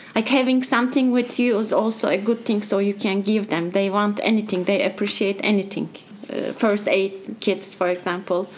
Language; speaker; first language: English; non-native, fluent; Turkish